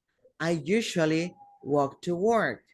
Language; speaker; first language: English; non-native, fluent; Spanish